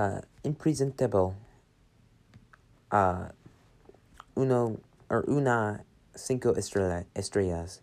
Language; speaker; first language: Spanish; non-native, learner; English